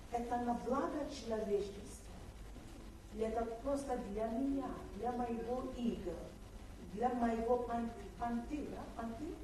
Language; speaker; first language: Russian; non-native, fluent; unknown